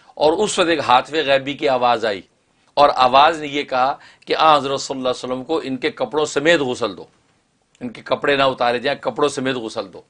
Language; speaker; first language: Urdu; native; Urdu